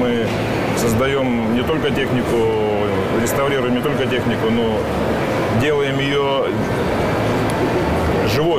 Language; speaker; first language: Russian; native; Russian